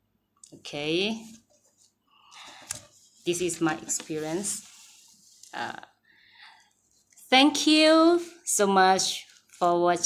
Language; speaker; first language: English; non-native, learner; Thai